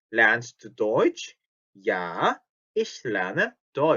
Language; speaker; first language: German; non-native, fluent; Korean